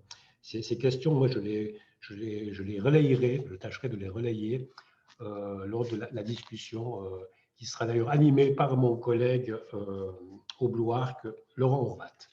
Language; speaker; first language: French; native; French